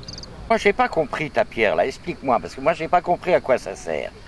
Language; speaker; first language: French; native; French